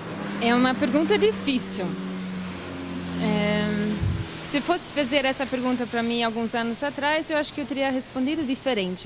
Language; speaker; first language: Portuguese; non-native, fluent; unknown